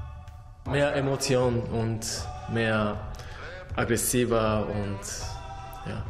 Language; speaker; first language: German; non-native, learner; Japanese